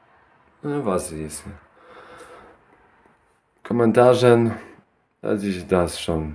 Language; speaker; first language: German; non-native, learner; Polish